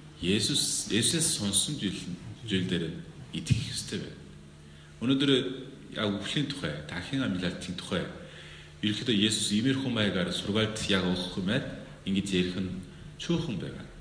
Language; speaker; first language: Mongolian; non-native, fluent; Korean